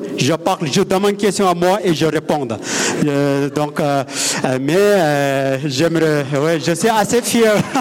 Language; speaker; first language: French; non-native, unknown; Sherpa